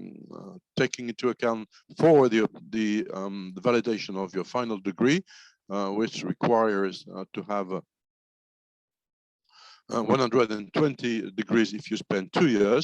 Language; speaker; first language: English; non-native, fluent; French